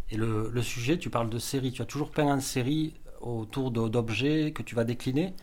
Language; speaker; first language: French; native; French